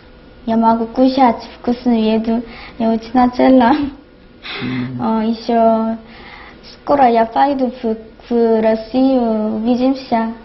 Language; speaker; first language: Russian; non-native, learner; Korean